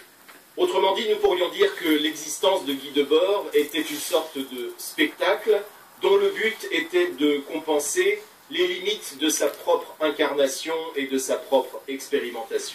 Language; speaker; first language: French; native; French